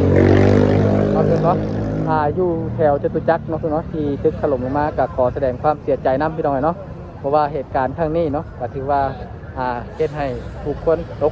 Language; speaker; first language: Thai; non-native, local second language; Lao